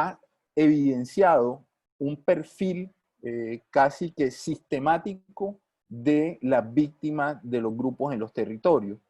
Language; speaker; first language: Spanish; native; Spanish